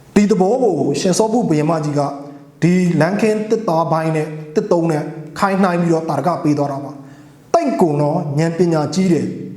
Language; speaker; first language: Burmese; non-native, local second language; Mon